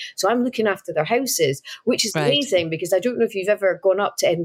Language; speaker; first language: English; native; English